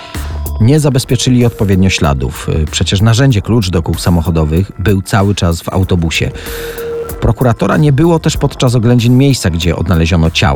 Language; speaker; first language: Polish; native; Polish